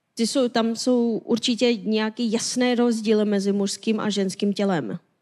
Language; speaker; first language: Czech; non-native, fluent; Korean